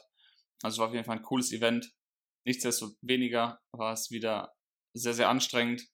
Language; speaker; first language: German; native; German